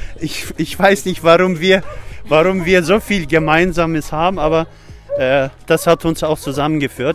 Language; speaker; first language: German; early bilingual, other home language; Turkish